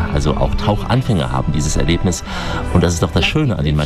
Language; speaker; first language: German; native; German